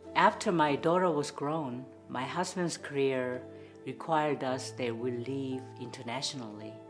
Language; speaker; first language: English; non-native, fluent; Korean